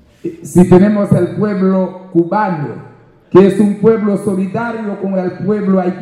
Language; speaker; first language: Spanish; non-native, learner; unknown